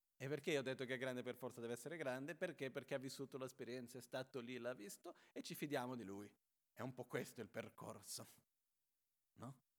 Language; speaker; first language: Italian; non-native, fluent; Portuguese